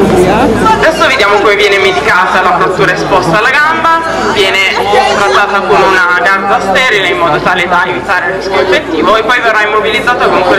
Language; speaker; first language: Italian; native; Italian